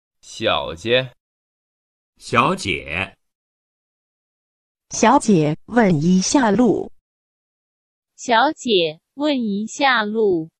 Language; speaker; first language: Chinese; non-native, learner; Urdu